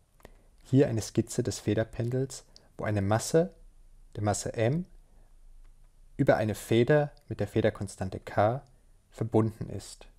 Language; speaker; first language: German; native; German